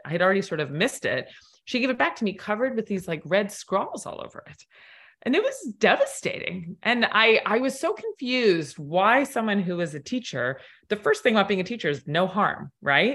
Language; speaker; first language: English; native; English